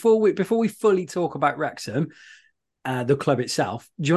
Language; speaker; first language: English; native; English